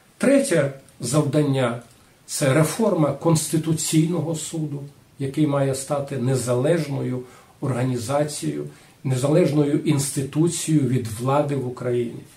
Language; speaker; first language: Ukrainian; non-native, local second language; Rusyn